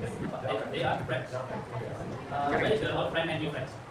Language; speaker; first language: English; non-native, learner; Indonesian